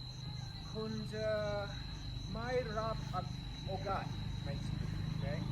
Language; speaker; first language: Thai; non-native, learner; English